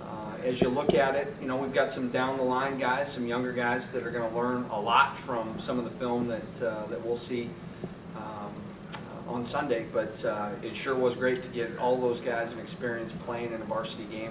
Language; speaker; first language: English; native; English